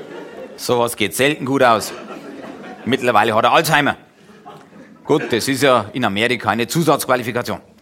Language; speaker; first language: German; native; German